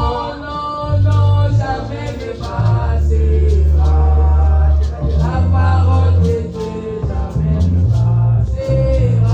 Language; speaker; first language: French; non-native, local second language; Lingala